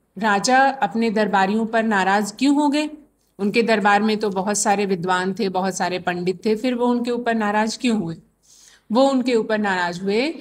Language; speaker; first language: Hindi; native; Hindi